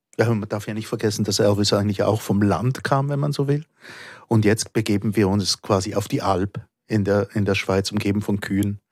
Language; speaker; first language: German; native; German